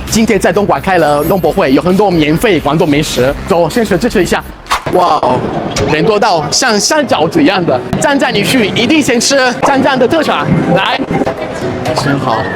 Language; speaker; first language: Chinese; non-native, fluent; Italian